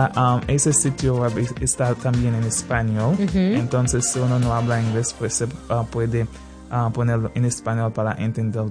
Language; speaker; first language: Spanish; non-native, fluent; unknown